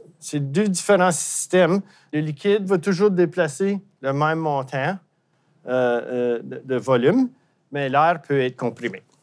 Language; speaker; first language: French; native; French